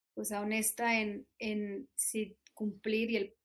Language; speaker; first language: Spanish; native; Spanish